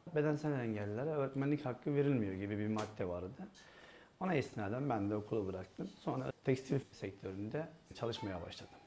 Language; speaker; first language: Turkish; native; Turkish